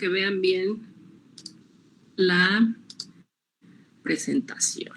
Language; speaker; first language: Spanish; native; Spanish